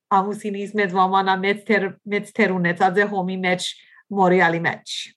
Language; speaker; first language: Armenian; early bilingual, heritage; Armenian